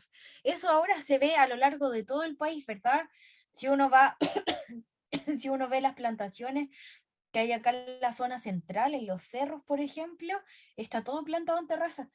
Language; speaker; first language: Spanish; native; Spanish